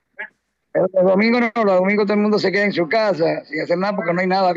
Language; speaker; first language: Spanish; native; Spanish